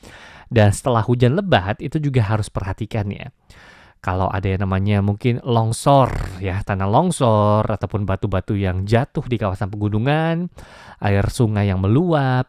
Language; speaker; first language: Indonesian; native; Indonesian